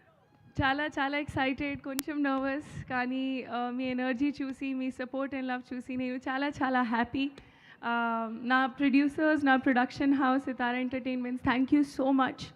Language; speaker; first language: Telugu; non-native, learner; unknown